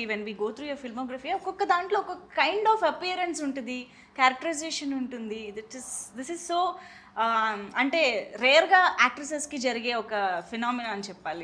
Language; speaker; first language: Telugu; native; Telugu